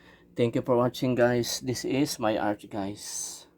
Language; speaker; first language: English; non-native, local second language; Filipino